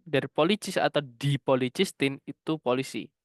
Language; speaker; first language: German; non-native, learner; Indonesian